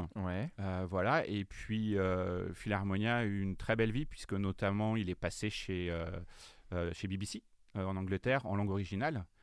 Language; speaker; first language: French; native; French